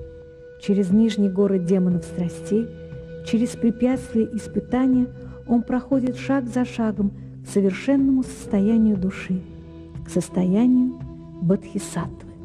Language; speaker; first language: Russian; native; Russian